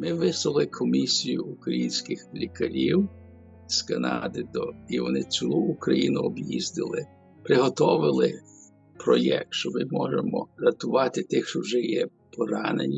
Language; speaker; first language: Ukrainian; early bilingual, heritage; Ukrainian